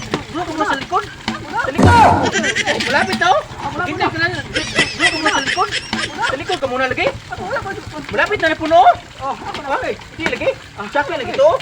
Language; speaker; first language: Filipino; non-native, local second language; Cebuano